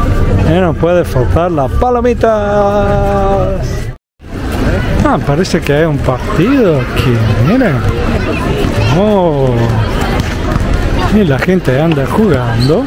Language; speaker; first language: Spanish; non-native, learner; Italian